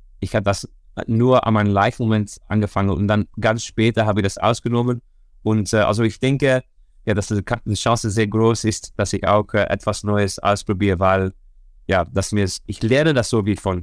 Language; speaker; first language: German; non-native, learner; Dutch